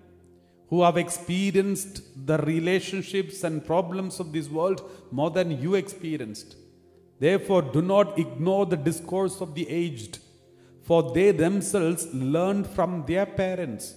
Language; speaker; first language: English; non-native, local second language; Malayalam